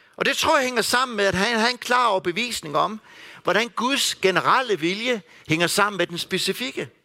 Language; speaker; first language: Danish; native; Danish